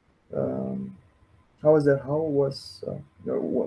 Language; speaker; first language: English; non-native, fluent; Portuguese